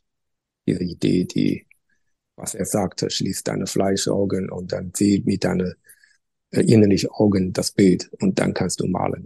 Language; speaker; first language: German; non-native, fluent; Chinese